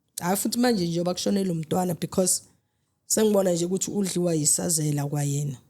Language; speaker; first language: Zulu; native; Zulu